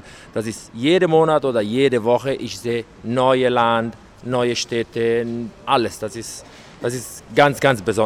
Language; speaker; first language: German; non-native, learner; Italian